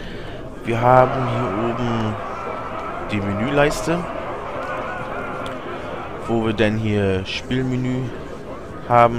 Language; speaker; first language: German; native; German